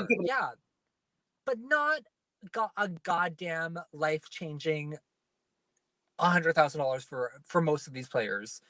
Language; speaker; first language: English; native; English